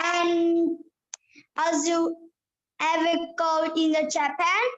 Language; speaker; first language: English; non-native, learner; Vietnamese